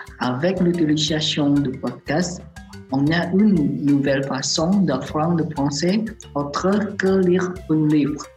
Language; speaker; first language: French; non-native, learner; Chinese